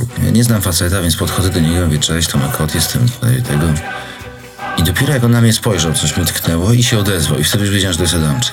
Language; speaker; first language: Polish; native; Polish